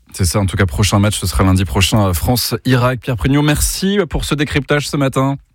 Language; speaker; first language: French; native; French